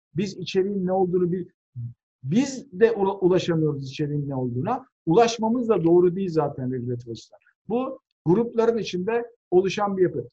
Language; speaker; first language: Turkish; native; Turkish